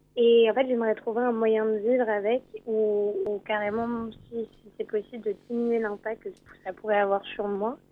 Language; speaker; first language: French; native; French